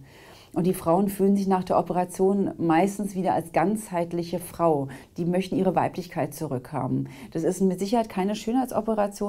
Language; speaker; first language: German; native; German